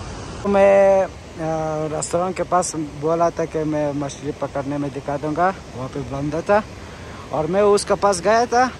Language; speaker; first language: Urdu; non-native, learner; Persian